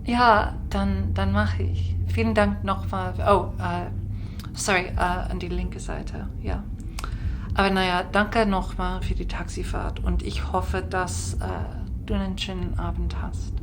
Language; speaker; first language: German; non-native, fluent; English